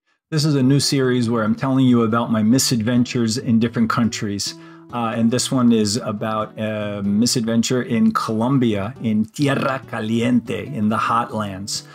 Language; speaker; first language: English; native; English